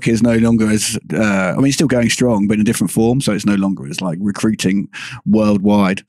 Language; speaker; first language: English; native; English